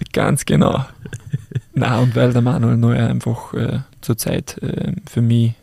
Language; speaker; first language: German; native; German